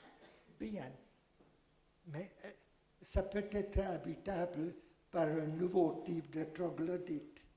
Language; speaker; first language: French; non-native, fluent; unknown